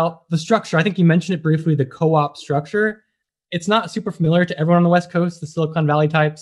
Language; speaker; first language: English; native; English